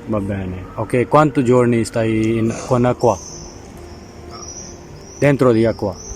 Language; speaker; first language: Italian; non-native, learner; Urdu